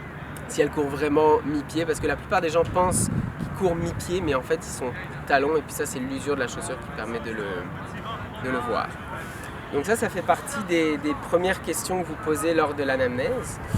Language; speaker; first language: French; native; French